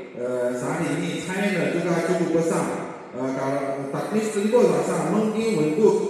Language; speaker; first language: Indonesian; non-native, learner; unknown